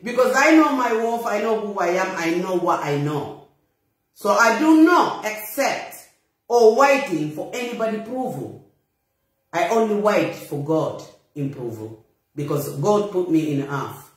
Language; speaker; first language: English; non-native, fluent; Upper Guinea Crioulo